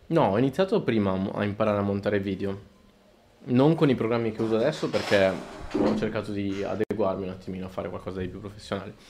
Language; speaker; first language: Italian; early bilingual, other home language; Spanish